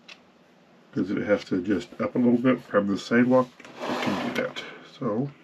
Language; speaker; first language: English; native; English